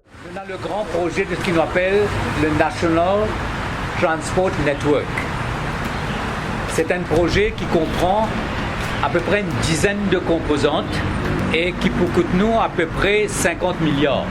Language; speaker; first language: French; non-native, local second language; Morisyen